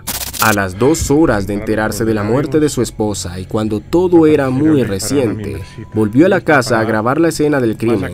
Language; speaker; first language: Spanish; native; Spanish